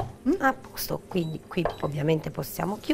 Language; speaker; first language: Italian; native; Italian